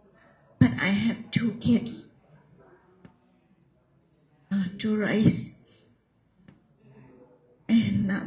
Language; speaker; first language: English; non-native, learner; Vietnamese